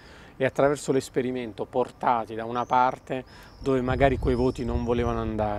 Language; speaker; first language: Italian; native; Italian